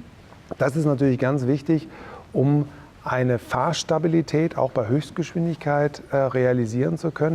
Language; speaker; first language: German; native; German